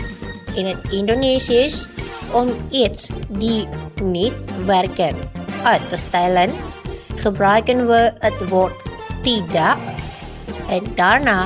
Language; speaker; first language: Dutch; non-native, learner; Indonesian